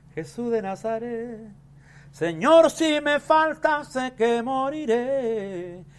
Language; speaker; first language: Spanish; native; Spanish